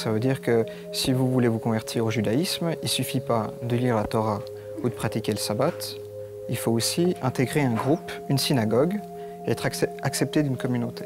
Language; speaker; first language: French; native; French